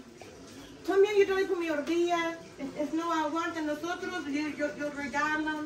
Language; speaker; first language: Spanish; non-native, learner; English